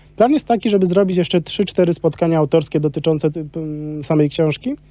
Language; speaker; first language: Polish; native; Polish